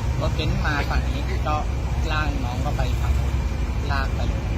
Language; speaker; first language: Thai; native; Thai